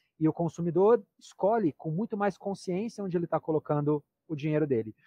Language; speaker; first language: Portuguese; native; Portuguese